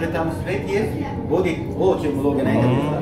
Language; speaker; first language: Russian; non-native, learner; Arabic